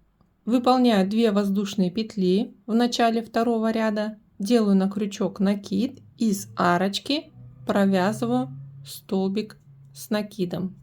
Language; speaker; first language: Russian; native; Russian